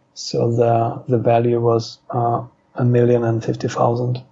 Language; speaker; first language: English; non-native, fluent; Russian